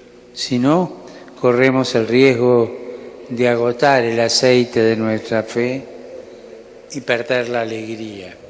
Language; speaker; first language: Spanish; native; Spanish